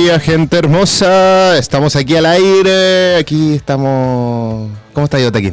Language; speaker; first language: Spanish; native; Spanish